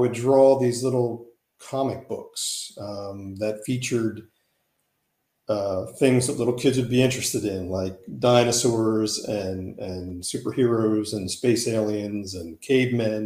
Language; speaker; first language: English; native; English